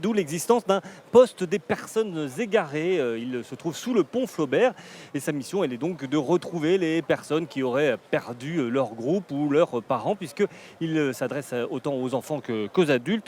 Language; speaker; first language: French; native; French